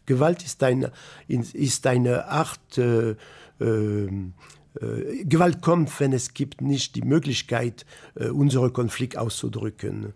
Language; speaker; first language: German; non-native, fluent; French